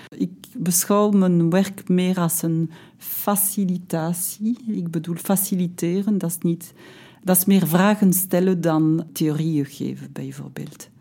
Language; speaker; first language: Dutch; non-native, local second language; French